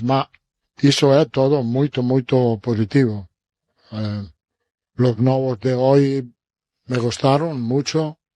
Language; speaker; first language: Spanish; non-native, fluent; Italian